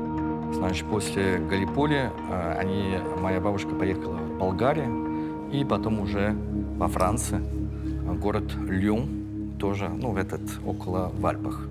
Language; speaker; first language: Russian; early bilingual, heritage; French